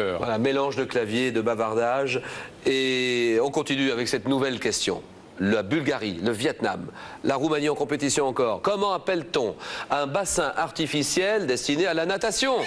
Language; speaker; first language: French; native; French